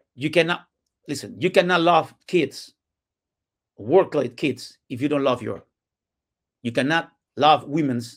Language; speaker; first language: English; non-native, learner; Spanish